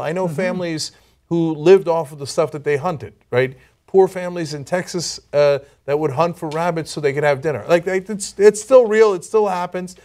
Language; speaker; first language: English; non-native, fluent; Turkish